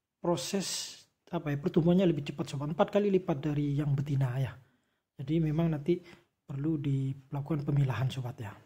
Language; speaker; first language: Indonesian; non-native, local second language; Javanese